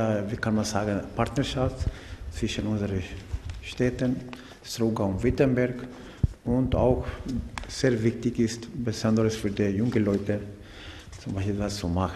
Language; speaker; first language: German; non-native, learner; Macedonian